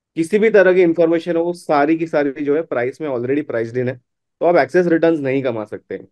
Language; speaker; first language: Hindi; non-native, local second language; Gujarati